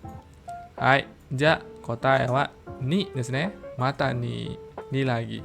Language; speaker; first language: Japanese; non-native, fluent; Indonesian